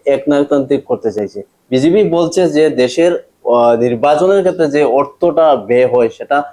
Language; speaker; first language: Bangla; native; Bangla